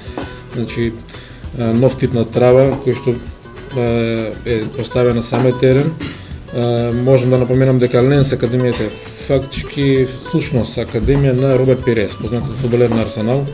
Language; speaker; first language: Macedonian; native; Macedonian